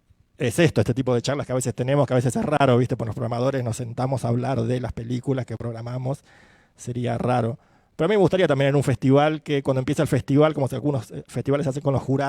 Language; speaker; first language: Spanish; native; Spanish